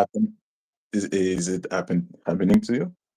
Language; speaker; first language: English; non-native, local second language; French